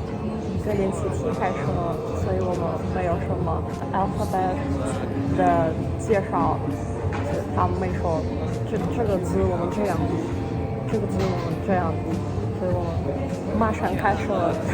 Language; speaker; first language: Chinese; non-native, fluent; Russian